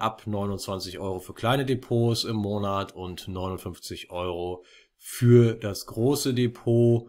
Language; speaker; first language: German; native; German